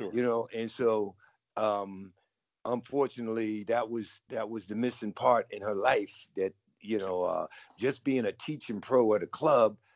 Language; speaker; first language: English; native; English